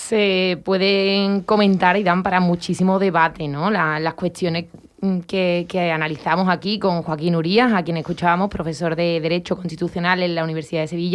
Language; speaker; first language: Spanish; native; Spanish